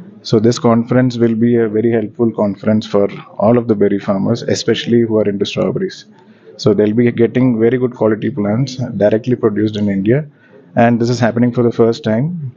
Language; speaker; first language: English; non-native, local second language; Tamil